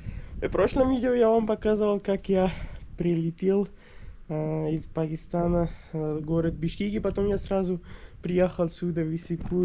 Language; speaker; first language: Russian; non-native, learner; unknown